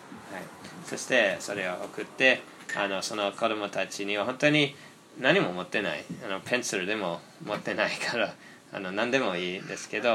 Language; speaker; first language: Japanese; non-native, fluent; English